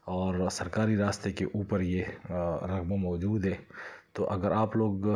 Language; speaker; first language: Urdu; non-native, local second language; Punjabi